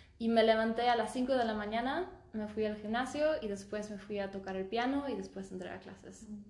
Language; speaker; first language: Spanish; early bilingual, heritage; Spanish